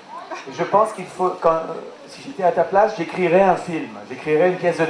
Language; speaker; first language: French; native; French